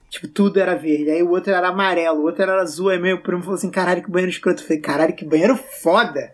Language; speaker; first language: Portuguese; native; Portuguese